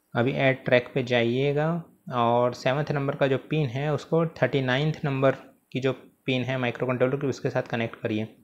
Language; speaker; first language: Hindi; native; Hindi